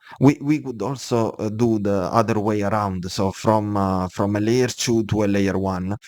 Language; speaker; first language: English; non-native, fluent; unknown